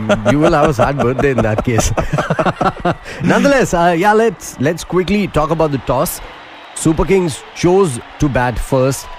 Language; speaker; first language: English; non-native, local second language; Hindi